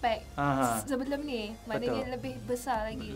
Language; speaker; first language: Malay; native; Malay